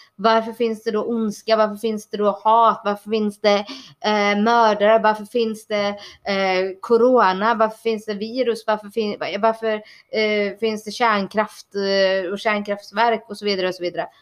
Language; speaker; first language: Swedish; early bilingual, other home language; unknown